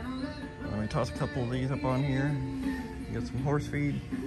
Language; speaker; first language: English; native; English